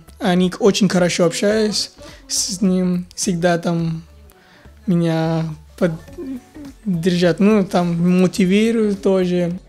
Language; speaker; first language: Russian; non-native, fluent; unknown